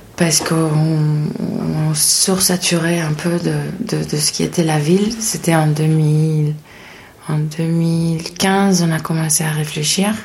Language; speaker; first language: French; non-native, fluent; Spanish